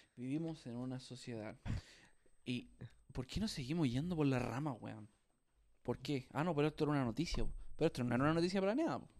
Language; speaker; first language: Spanish; native; Spanish